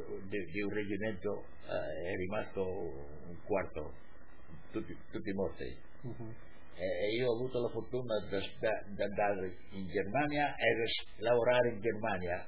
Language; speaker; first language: Italian; non-native, local second language; Friulian